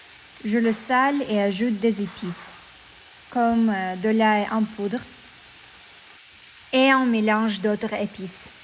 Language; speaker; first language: French; non-native, fluent; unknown